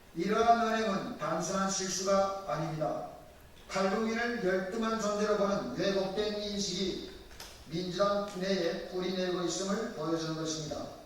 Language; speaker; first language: Korean; native; Korean